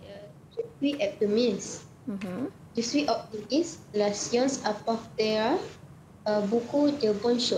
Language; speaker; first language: French; non-native, learner; Malay